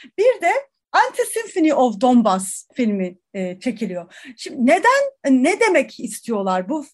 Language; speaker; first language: Turkish; native; Turkish